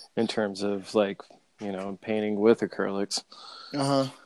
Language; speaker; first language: English; native; English